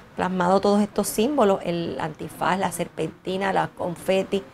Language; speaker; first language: Spanish; native; Spanish